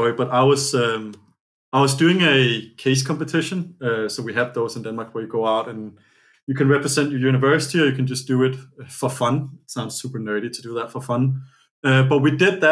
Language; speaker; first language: English; non-native, fluent; Danish